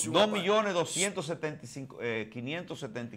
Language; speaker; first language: Spanish; native; Spanish